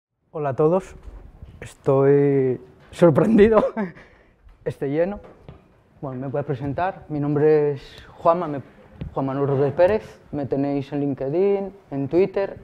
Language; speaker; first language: Spanish; native; Spanish